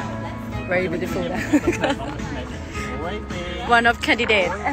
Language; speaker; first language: English; non-native, learner; Thai